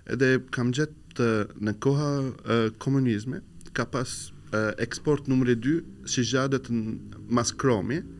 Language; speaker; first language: Albanian; non-native, learner; Arabic